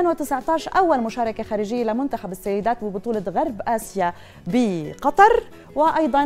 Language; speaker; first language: Arabic; native; Arabic